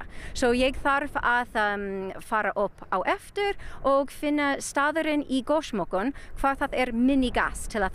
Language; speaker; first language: Icelandic; non-native, learner; English